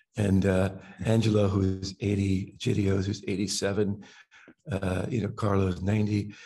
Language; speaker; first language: English; native; English